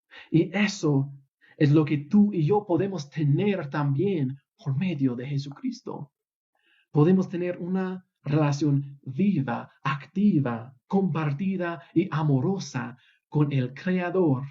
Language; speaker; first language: Spanish; non-native, fluent; English